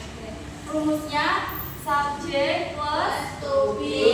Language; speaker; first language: English; non-native, learner; Indonesian